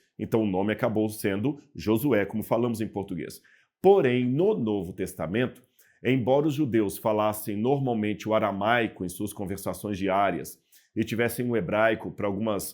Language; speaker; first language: Portuguese; native; Portuguese